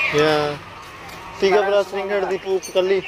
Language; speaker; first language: Indonesian; non-native, learner; Punjabi